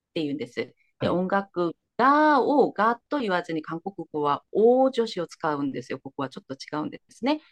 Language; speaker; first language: Japanese; non-native, fluent; Korean